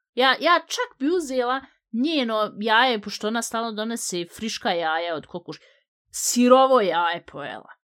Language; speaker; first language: Bosnian; early bilingual, heritage; Bosnian